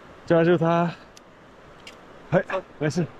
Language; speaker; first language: Chinese; non-native, fluent; English